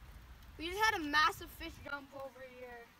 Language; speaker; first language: English; native; English